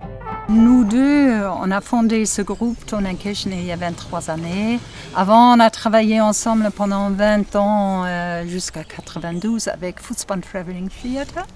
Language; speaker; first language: French; non-native, fluent; German